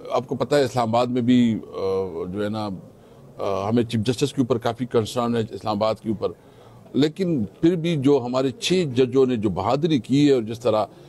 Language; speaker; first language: Urdu; non-native, local second language; Pashto